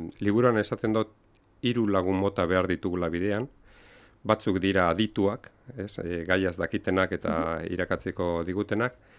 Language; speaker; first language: Basque; non-native, local second language; Spanish